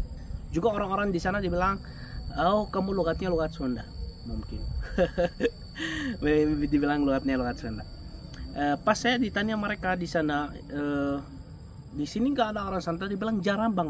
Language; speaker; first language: Indonesian; non-native, fluent; Arabic